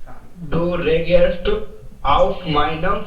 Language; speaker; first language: German; non-native, learner; Hindi